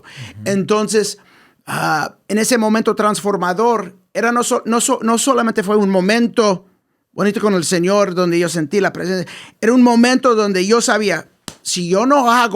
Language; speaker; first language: Spanish; early bilingual, heritage; English